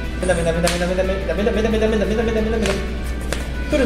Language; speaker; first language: Japanese; native; Japanese